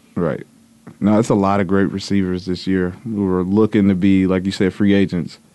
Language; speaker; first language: English; native; English